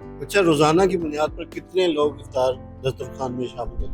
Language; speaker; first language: Urdu; native; Urdu